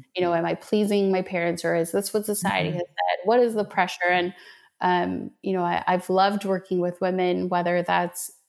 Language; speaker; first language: English; native; English